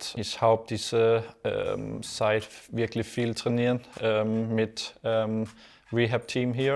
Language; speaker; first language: German; non-native, learner; Danish